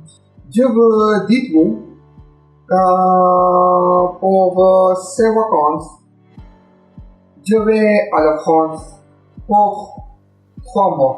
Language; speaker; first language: French; non-native, learner; English